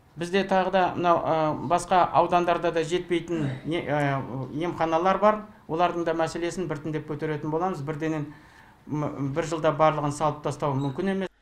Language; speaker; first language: Kazakh; native; Kazakh